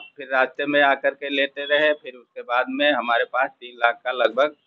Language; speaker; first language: Hindi; native; Hindi